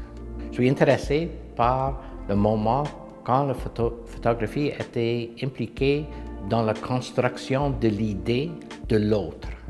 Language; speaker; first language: French; non-native, local second language; English